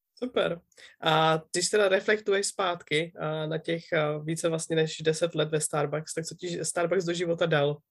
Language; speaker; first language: Czech; native; Czech